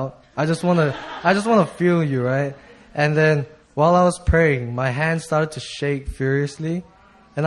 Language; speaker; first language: English; native; English